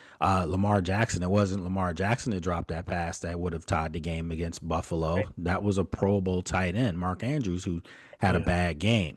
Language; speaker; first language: English; native; English